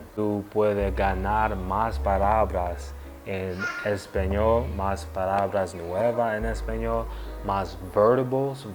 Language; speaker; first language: Spanish; non-native, learner; English